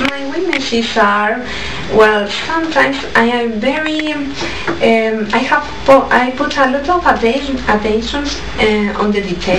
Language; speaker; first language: English; non-native, learner; Spanish